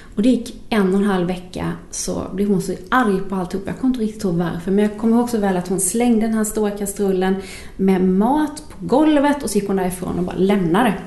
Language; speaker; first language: Swedish; native; Swedish